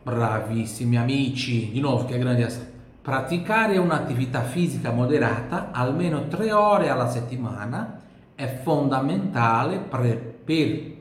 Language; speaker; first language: Italian; non-native, fluent; Portuguese